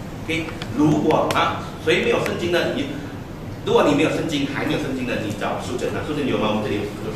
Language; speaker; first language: Chinese; native; Chinese